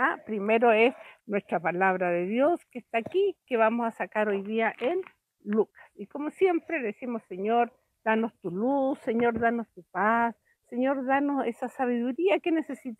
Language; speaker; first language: Spanish; native; Spanish